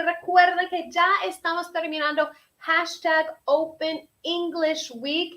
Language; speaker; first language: Spanish; non-native, fluent; English